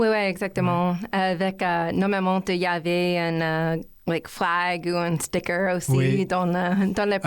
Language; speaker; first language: French; non-native, learner; English